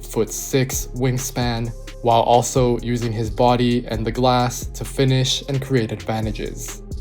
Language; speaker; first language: English; native; English